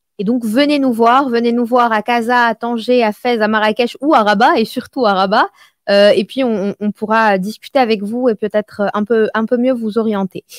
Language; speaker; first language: French; non-native, local second language; Arabic